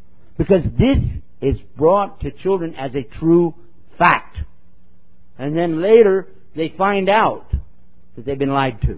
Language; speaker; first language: English; native; English